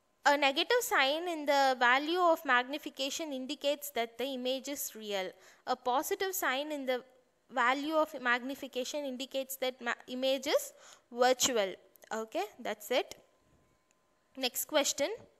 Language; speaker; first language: English; non-native, local second language; Tamil